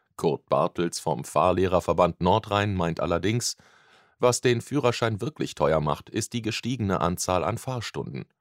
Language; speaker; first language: German; native; German